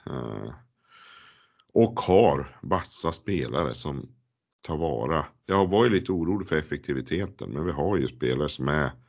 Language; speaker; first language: Swedish; native; Swedish